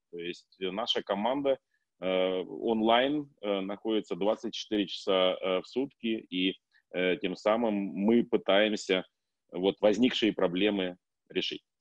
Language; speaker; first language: Russian; native; Russian